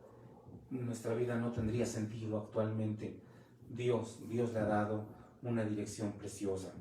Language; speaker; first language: Spanish; native; Spanish